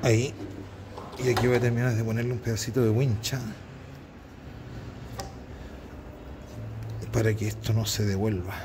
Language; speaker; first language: Spanish; native; Spanish